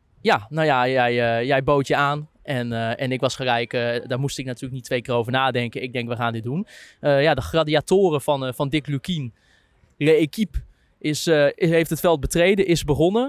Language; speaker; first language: Dutch; native; Dutch